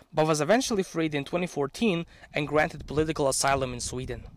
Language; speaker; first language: English; non-native, fluent; Serbian